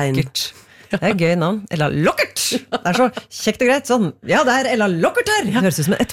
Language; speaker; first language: Norwegian; native; Norwegian